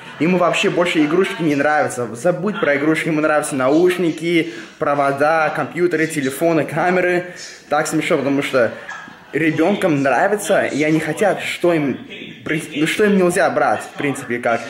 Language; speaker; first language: Russian; early bilingual, heritage; Russian